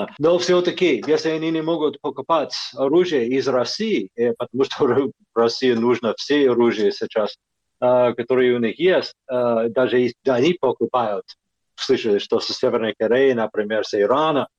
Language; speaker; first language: Russian; non-native, fluent; English